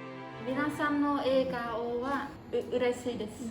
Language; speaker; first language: Japanese; non-native, fluent; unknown